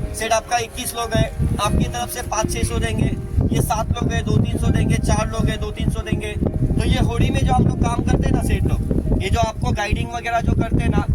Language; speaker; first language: Hindi; non-native, local second language; Marathi